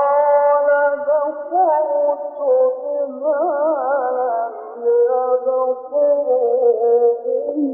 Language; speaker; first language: Arabic; native; Arabic